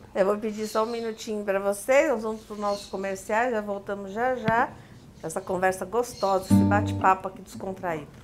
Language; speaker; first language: Portuguese; native; Portuguese